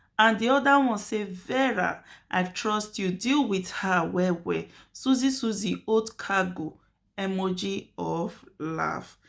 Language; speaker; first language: Nigerian Pidgin; native; Nigerian Pidgin